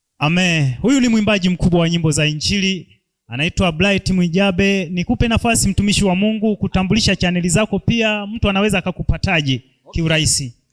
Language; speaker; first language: Swahili; native; Swahili